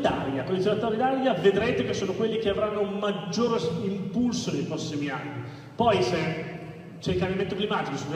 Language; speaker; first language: Italian; native; Italian